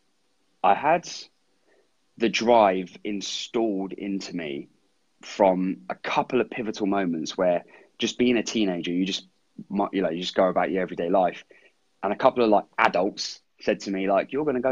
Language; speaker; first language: English; native; English